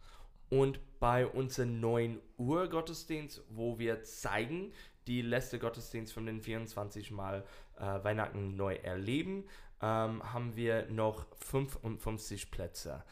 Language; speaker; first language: German; non-native, learner; English